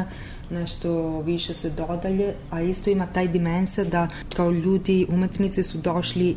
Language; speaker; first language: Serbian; non-native, learner; Italian